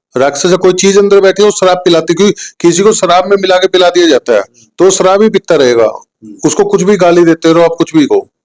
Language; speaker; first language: Hindi; native; Hindi